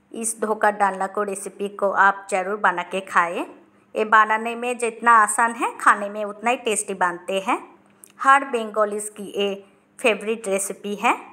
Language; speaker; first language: Hindi; non-native, local second language; Bangla